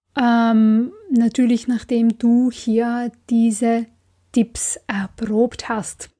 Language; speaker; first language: German; non-native, fluent; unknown